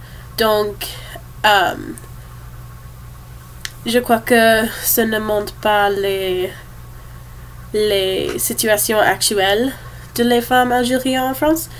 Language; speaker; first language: French; non-native, learner; English